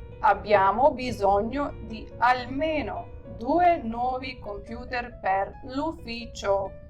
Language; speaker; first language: Italian; non-native, fluent; Ukrainian